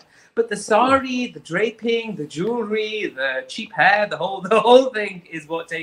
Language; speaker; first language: English; native; English